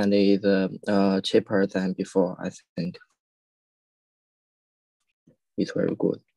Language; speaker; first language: English; non-native, learner; Chinese